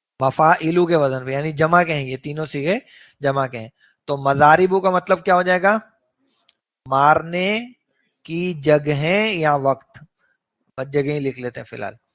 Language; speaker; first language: Urdu; native; Urdu